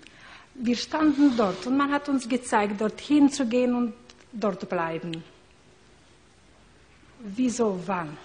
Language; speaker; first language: German; non-native, learner; Hungarian